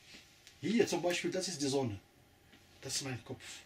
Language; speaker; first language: German; non-native, fluent; Arabic